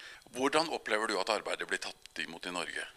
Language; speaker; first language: Norwegian; native; Norwegian